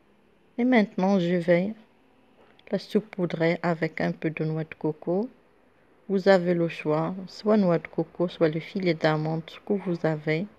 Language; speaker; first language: French; non-native, local second language; Arabic